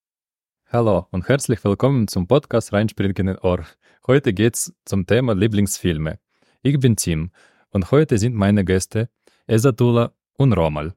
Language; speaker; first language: German; non-native, fluent; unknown